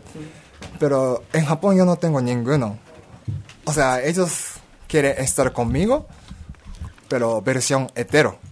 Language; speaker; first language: Spanish; non-native, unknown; Japanese